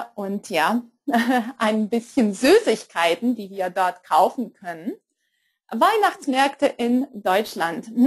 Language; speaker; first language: German; non-native, fluent; Polish